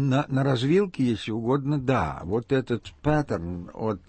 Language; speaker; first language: Russian; native; Russian